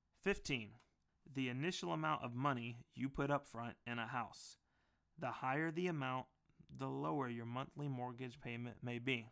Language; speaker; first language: English; native; English